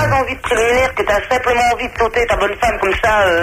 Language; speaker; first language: French; native; French